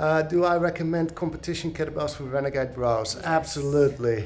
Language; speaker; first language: English; non-native, fluent; Dutch